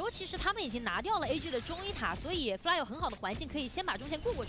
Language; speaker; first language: Chinese; native; Chinese